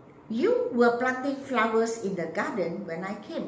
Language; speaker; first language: English; non-native, local second language; Malay